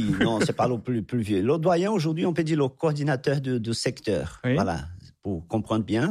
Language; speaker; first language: French; non-native, fluent; Portuguese